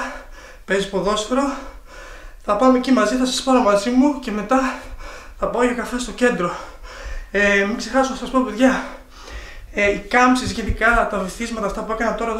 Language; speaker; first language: Greek; native; Greek